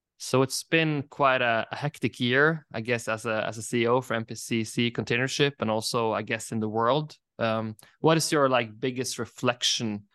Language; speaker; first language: English; non-native, fluent; Norwegian